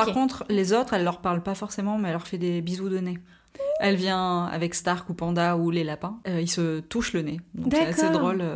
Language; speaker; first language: French; native; French